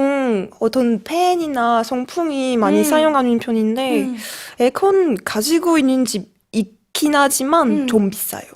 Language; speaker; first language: Korean; non-native, fluent; French